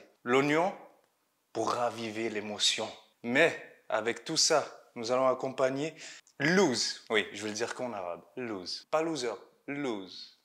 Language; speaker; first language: French; native; French